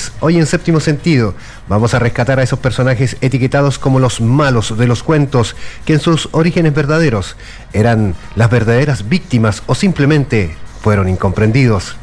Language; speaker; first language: Spanish; native; Spanish